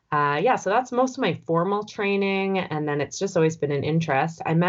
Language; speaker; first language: English; native; English